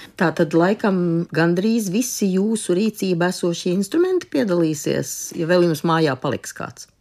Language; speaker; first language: Latvian; native; Latvian